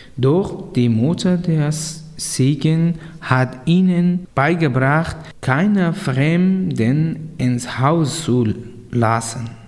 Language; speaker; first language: German; non-native, learner; Persian